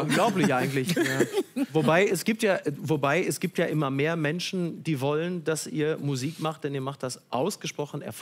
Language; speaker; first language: German; native; German